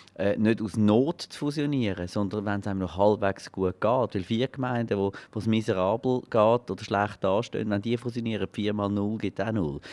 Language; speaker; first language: German; native; German